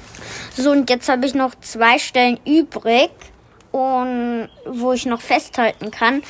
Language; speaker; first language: German; native; German